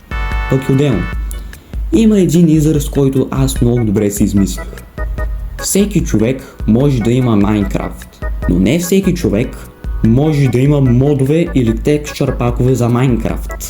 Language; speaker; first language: Bulgarian; native; Bulgarian